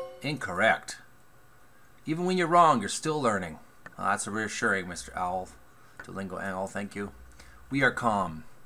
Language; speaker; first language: English; native; English